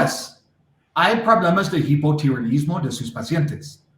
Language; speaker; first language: Spanish; non-native, learner; English